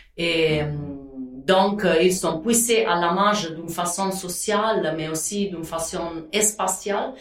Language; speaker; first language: French; non-native, fluent; Italian